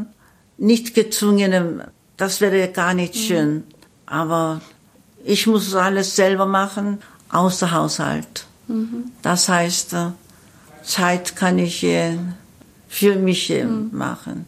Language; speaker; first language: German; non-native, learner; Korean